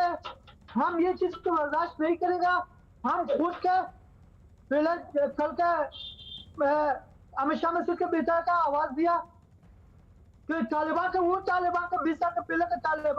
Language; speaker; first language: Hindi; non-native, learner; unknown